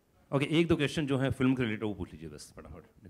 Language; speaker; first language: Hindi; native; Hindi